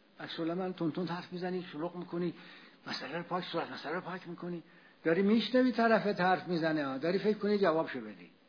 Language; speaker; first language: Persian; native; Persian